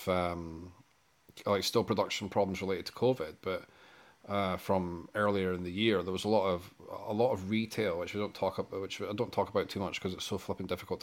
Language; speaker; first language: English; native; English